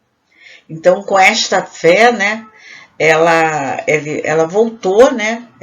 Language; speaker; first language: Portuguese; native; Portuguese